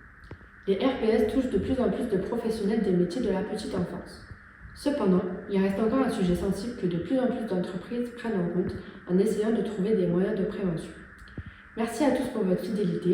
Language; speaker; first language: French; native; French